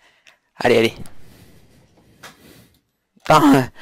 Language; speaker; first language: French; native; French